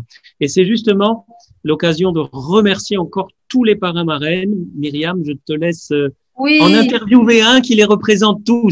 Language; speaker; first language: French; native; French